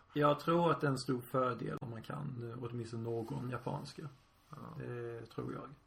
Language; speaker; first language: Swedish; native; Swedish